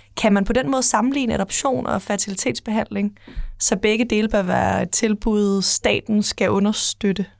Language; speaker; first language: Danish; native; Danish